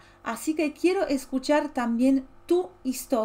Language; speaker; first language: Spanish; non-native, fluent; Polish